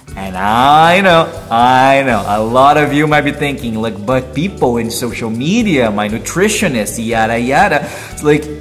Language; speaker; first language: English; non-native, fluent; Portuguese